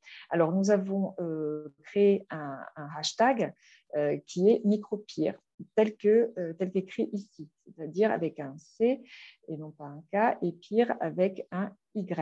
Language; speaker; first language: French; native; French